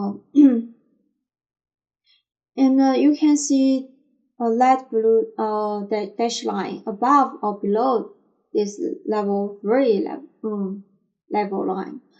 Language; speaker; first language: English; non-native, fluent; Chinese